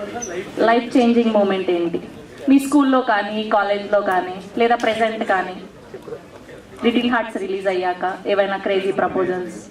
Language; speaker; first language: Telugu; native; Telugu